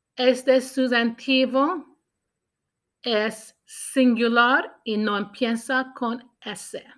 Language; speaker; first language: Spanish; non-native, learner; English